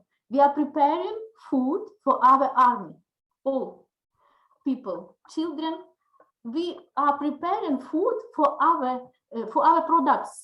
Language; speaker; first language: English; non-native, learner; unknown